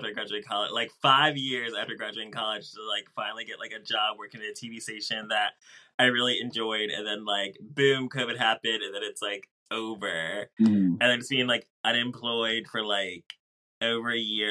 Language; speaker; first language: English; native; English